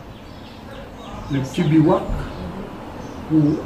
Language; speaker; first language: French; non-native, learner; Morisyen